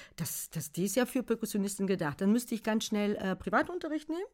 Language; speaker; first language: German; non-native, fluent; Bulgarian